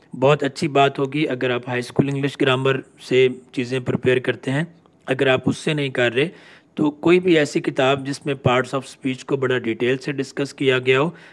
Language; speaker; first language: Urdu; non-native, local second language; Punjabi